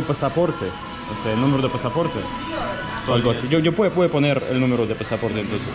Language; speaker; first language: Spanish; non-native, fluent; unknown